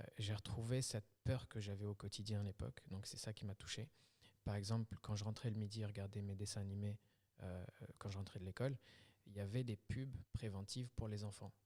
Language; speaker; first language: French; early bilingual, other home language; Kabyle